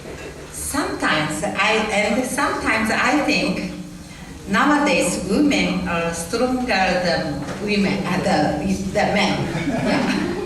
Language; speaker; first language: English; non-native, learner; Japanese